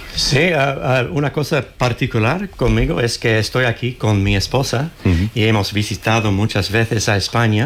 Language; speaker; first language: Spanish; non-native, fluent; English